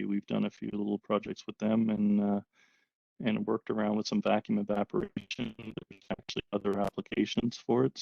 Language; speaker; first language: English; native; English